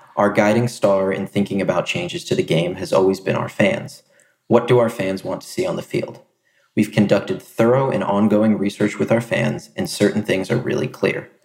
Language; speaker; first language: English; native; English